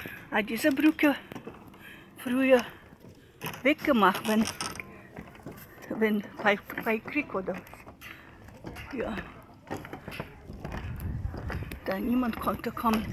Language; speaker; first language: German; non-native, learner; Russian